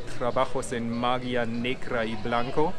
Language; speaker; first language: Spanish; non-native, learner; German